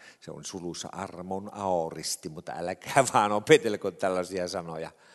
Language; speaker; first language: Finnish; native; Finnish